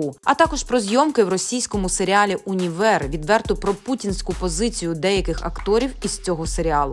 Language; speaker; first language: Ukrainian; native; Ukrainian